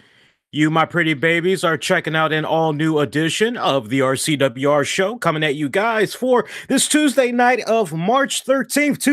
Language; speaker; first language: English; native; English